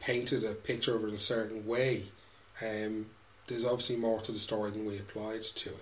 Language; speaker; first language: English; native; English